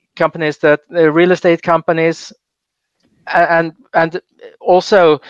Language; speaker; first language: English; non-native, fluent; Swedish